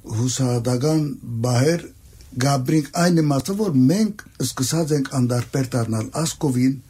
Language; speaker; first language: Armenian; native; Armenian